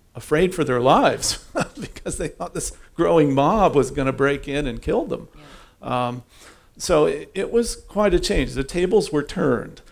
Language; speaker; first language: English; native; English